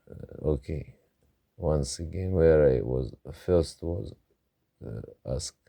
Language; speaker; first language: English; non-native, learner; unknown